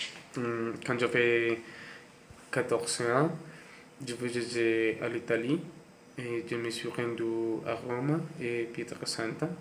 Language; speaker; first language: French; non-native, learner; Spanish